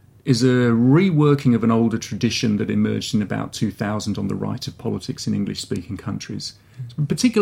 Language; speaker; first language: English; native; English